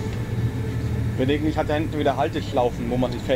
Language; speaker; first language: German; native; German